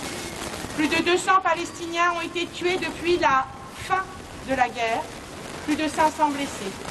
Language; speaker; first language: French; native; French